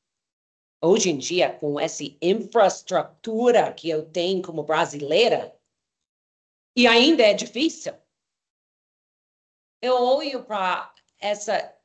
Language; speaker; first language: Portuguese; non-native, fluent; English